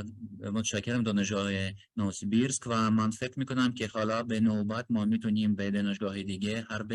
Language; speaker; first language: Persian; non-native, learner; Russian